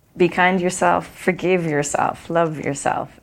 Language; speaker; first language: English; native; English